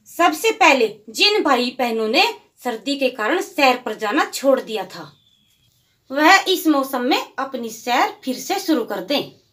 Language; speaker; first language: Hindi; native; Hindi